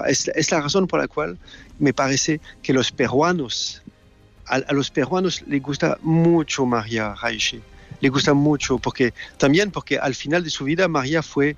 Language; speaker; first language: Spanish; non-native, fluent; French